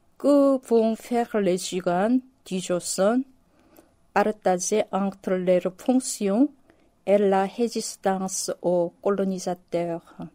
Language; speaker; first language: French; non-native, fluent; Korean